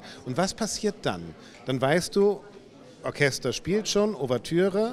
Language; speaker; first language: German; native; German